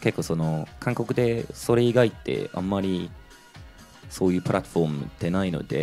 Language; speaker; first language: Japanese; native; Japanese